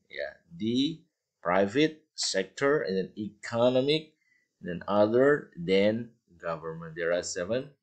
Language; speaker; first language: English; non-native, fluent; Indonesian